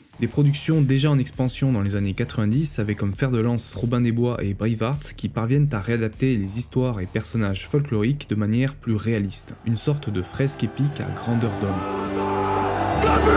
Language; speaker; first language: French; native; French